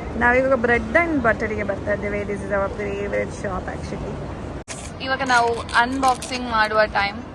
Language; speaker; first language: Kannada; non-native, local second language; Tulu